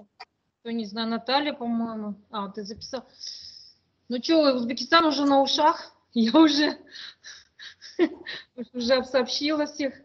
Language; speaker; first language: Russian; native; Russian